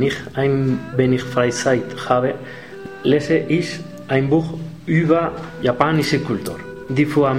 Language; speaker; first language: German; non-native, learner; Spanish